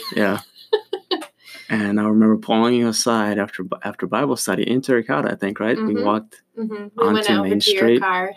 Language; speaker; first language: English; early bilingual, other home language; Ukrainian